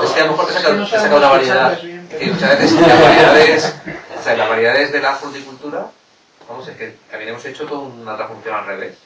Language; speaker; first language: Spanish; native; Spanish